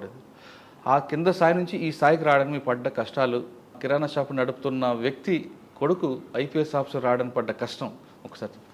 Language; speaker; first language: Telugu; native; Telugu